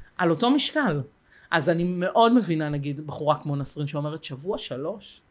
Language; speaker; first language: Hebrew; native; Hebrew